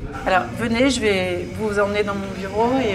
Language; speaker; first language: French; native; French